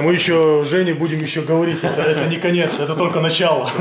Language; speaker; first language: Russian; native; Russian